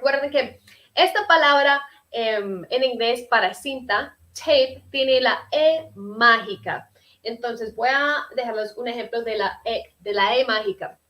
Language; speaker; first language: Spanish; non-native, fluent; English